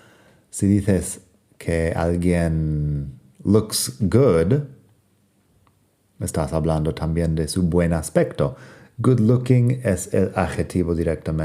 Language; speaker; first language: Spanish; non-native, fluent; English